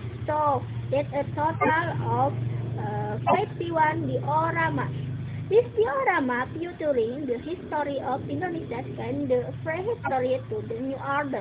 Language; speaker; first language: English; non-native, learner; Indonesian